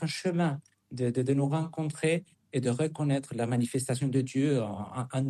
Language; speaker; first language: French; non-native, fluent; Spanish